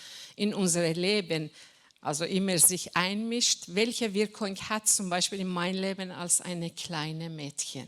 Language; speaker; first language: German; non-native, fluent; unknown